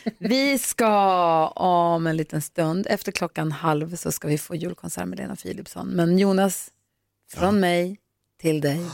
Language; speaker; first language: Swedish; native; Swedish